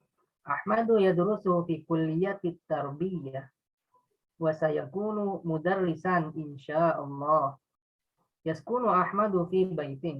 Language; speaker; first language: Arabic; non-native, learner; Indonesian